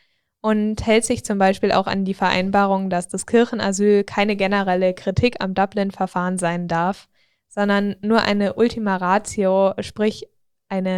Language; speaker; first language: German; native; German